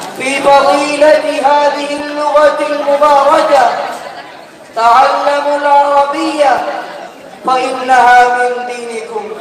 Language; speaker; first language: Arabic; non-native, learner; Urdu